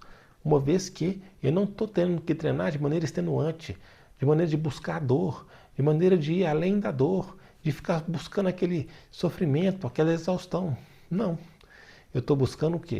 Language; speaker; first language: Portuguese; native; Portuguese